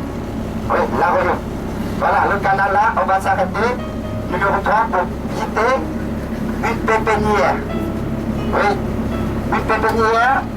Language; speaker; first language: French; non-native, learner; Vietnamese